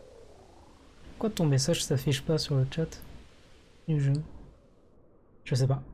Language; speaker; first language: French; native; French